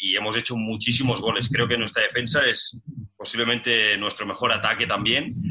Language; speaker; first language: Spanish; native; Spanish